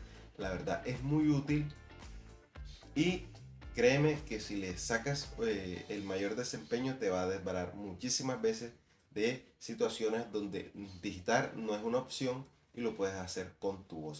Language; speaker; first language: Spanish; native; Spanish